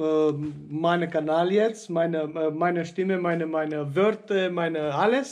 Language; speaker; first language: German; non-native, learner; Romanian